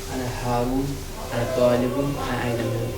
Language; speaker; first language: Arabic; non-native, learner; Kashmiri